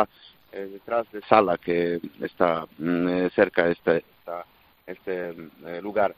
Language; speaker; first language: Spanish; non-native, fluent; Polish